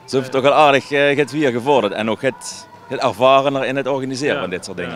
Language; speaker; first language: Dutch; native; Dutch